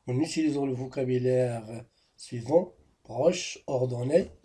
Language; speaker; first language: French; non-native, local second language; Arabic